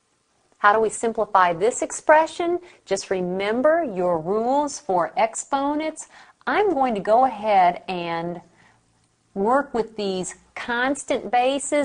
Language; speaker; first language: English; native; English